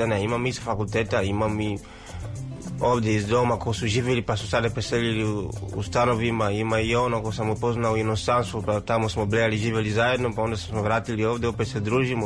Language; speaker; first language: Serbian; non-native, fluent; Swahili